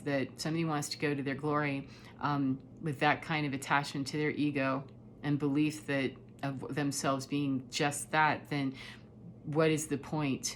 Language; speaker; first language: English; native; English